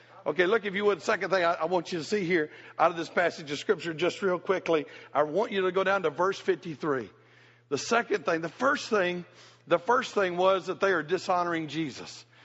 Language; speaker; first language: English; native; English